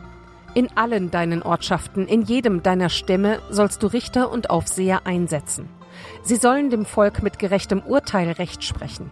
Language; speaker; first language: German; native; German